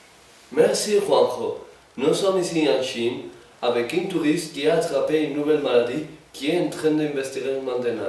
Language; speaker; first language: French; non-native, learner; Spanish